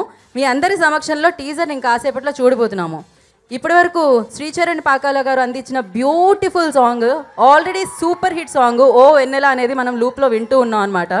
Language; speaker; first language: Telugu; native; Telugu